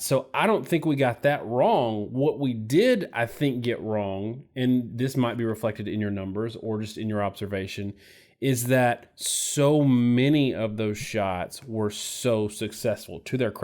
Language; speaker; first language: English; native; English